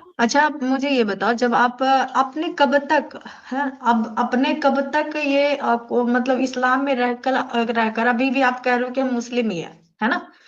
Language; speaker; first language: Hindi; native; Hindi